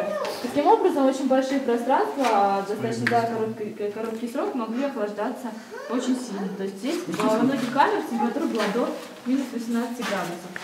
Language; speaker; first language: Russian; native; Russian